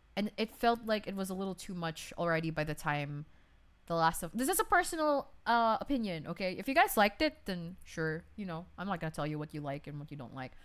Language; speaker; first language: English; non-native, local second language; Filipino